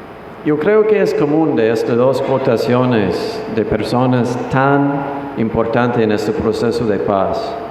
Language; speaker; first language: Spanish; non-native, fluent; English